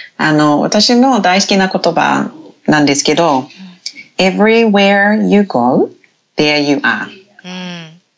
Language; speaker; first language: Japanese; non-native, fluent; English